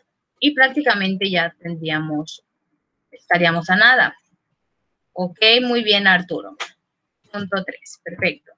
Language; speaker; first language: Spanish; native; Spanish